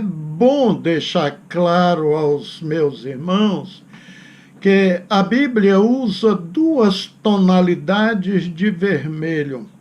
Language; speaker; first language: Portuguese; native; Portuguese